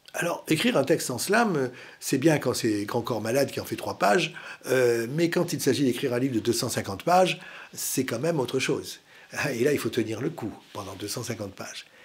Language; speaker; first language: French; native; French